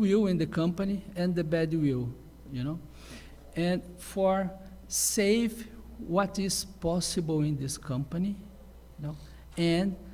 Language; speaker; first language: English; non-native, learner; Portuguese